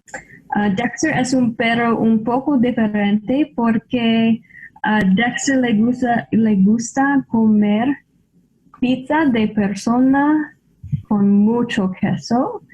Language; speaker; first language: Spanish; non-native, learner; English